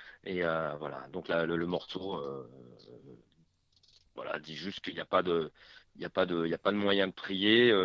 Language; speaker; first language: French; native; French